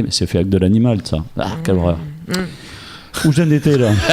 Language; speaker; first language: French; native; French